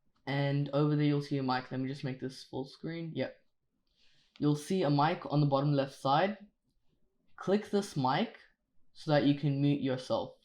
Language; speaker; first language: English; native; English